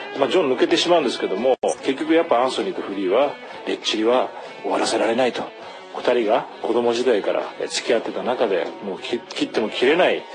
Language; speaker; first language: Japanese; native; Japanese